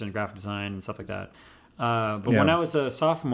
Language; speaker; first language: English; native; English